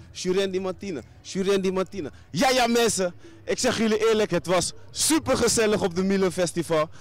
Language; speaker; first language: Dutch; native; Dutch